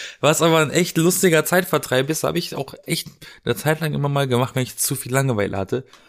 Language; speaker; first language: German; native; German